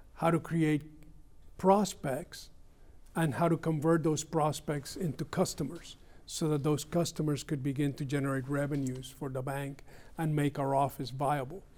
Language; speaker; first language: English; early bilingual, other home language; Spanish